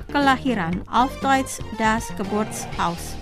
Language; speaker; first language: German; non-native, fluent; Indonesian